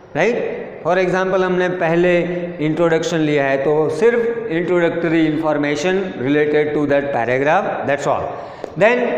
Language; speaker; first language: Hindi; non-native, local second language; Gujarati